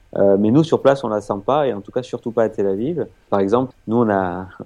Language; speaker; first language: French; native; French